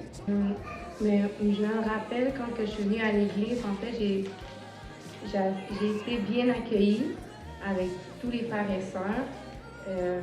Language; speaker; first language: French; native; French